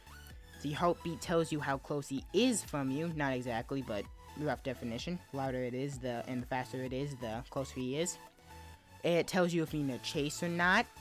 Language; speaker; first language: English; native; English